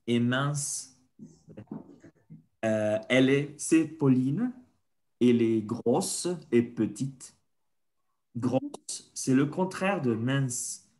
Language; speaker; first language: French; non-native, fluent; Spanish